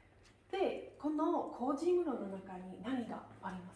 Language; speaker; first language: Japanese; non-native, fluent; English